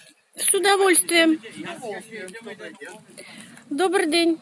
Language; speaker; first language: Russian; native; Russian